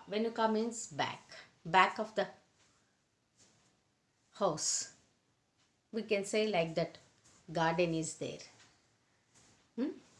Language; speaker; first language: English; non-native, local second language; Telugu